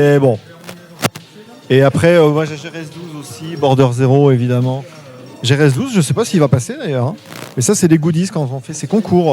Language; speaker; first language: French; native; French